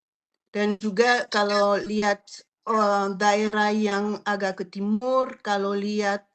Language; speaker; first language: Indonesian; non-native, fluent; French